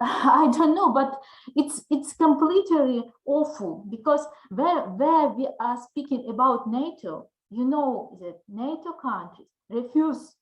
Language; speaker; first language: English; non-native, learner; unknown